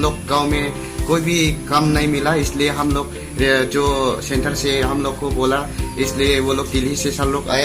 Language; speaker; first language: Hindi; non-native, local second language; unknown